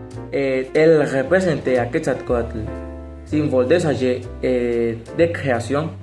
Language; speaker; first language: French; non-native, learner; Spanish